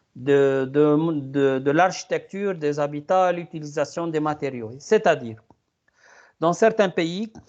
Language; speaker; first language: French; non-native, local second language; Arabic